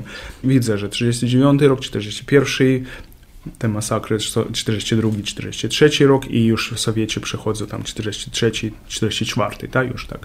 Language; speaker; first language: Polish; non-native, learner; Ukrainian